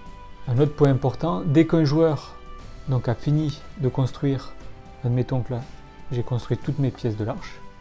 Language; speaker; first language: French; native; French